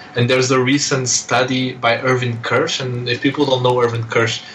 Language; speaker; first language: English; non-native, fluent; Portuguese